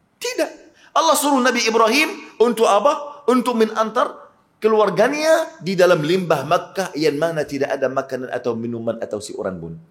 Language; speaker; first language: Malay; non-native, fluent; Arabic